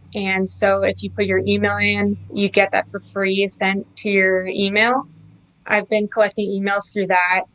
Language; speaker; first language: English; native; English